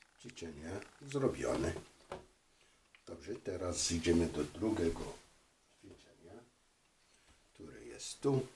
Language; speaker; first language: Polish; non-native, fluent; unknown